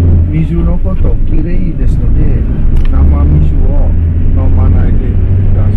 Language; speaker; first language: Japanese; non-native, learner; Indonesian